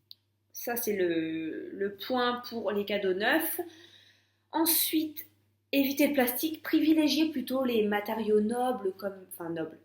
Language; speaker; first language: French; native; French